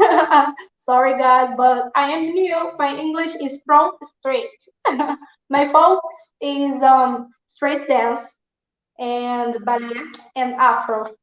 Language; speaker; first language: English; non-native, learner; Portuguese